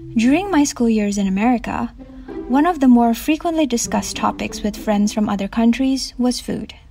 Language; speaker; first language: English; non-native, fluent; Indonesian